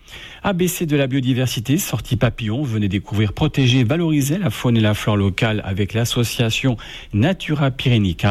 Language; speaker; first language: French; native; French